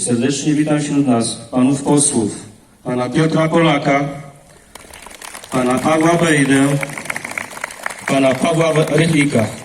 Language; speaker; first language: Polish; native; Polish